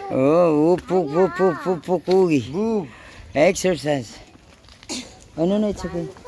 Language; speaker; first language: English; non-native, local second language; Filipino